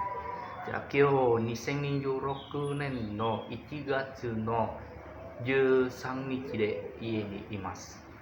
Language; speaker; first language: Japanese; non-native, learner; Indonesian